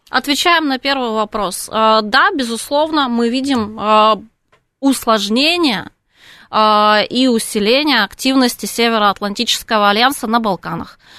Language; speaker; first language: Russian; native; Russian